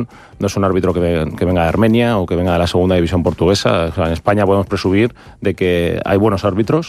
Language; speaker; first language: Spanish; native; Spanish